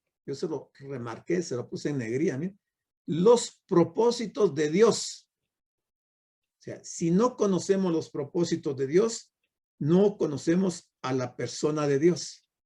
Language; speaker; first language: Spanish; native; Spanish